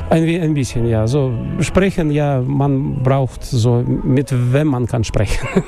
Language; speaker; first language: German; non-native, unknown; Russian